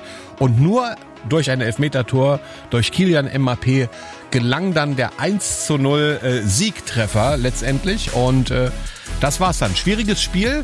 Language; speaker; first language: German; native; German